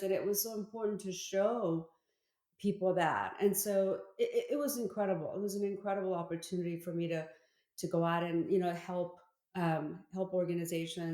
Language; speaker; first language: English; early bilingual, other home language; Korean